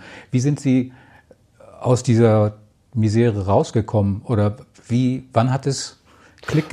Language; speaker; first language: German; native; German